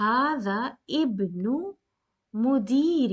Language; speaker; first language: Arabic; non-native, fluent; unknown